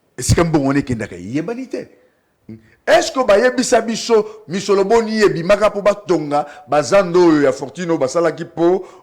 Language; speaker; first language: Lingala; native; Lingala